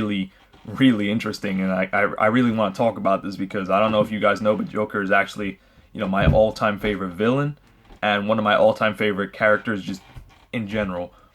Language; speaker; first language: English; native; English